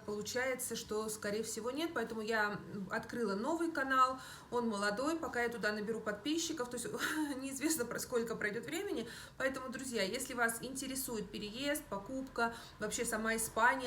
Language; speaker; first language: Russian; native; Russian